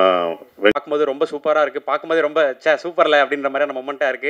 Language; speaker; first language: Tamil; native; Tamil